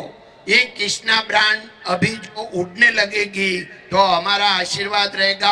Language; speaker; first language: Hindi; non-native, local second language; Gujarati